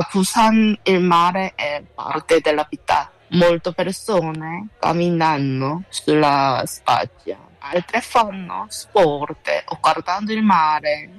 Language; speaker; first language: Italian; non-native, learner; Korean